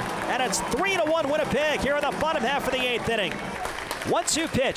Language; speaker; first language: English; native; English